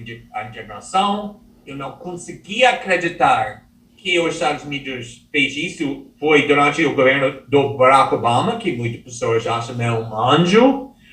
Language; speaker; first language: Portuguese; non-native, fluent; English